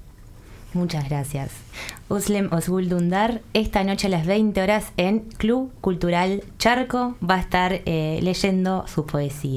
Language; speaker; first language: Spanish; native; Spanish